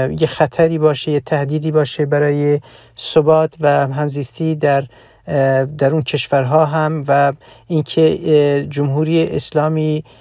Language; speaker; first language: Persian; non-native, local second language; Central Kurdish